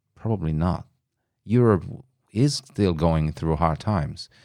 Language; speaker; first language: English; non-native, fluent; Italian